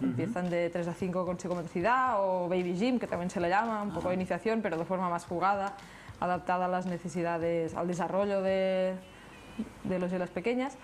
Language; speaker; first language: Spanish; native; Spanish